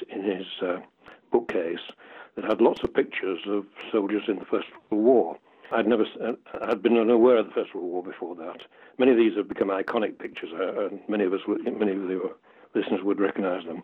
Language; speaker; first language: English; native; English